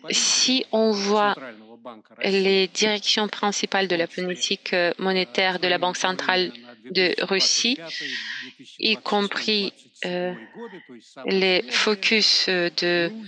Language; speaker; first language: French; non-native, fluent; Russian